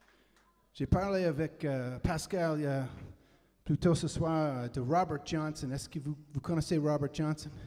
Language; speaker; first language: French; non-native, fluent; English